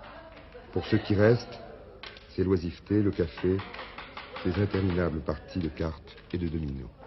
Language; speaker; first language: French; native; French